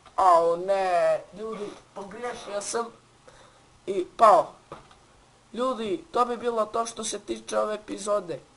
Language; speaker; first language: Bosnian; native; Bosnian